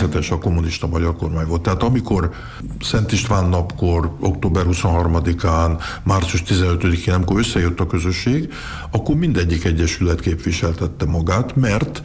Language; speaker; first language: Hungarian; early bilingual, heritage; Hungarian